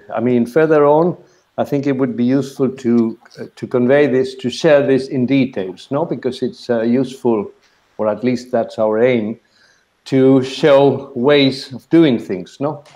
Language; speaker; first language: English; non-native, fluent; Spanish